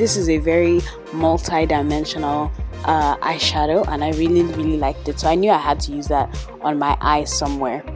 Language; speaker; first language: English; native; English